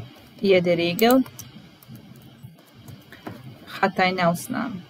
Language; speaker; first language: German; non-native, fluent; Italian